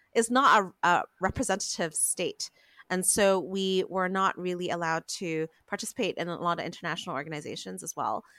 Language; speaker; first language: English; non-native, local second language; Cantonese